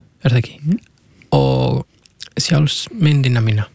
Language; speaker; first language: Icelandic; non-native, fluent; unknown